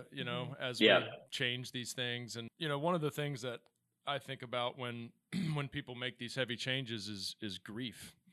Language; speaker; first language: English; native; English